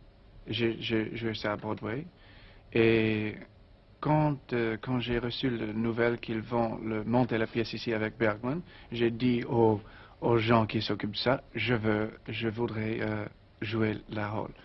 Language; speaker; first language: French; non-native, learner; English